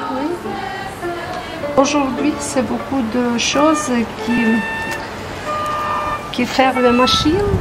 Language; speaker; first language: French; non-native, learner; Ukrainian